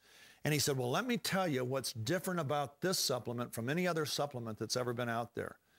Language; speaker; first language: English; native; English